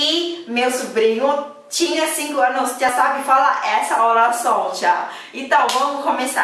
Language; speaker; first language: Portuguese; non-native, fluent; Thai